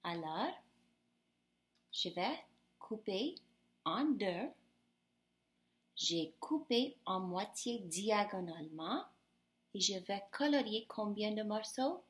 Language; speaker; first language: French; non-native, fluent; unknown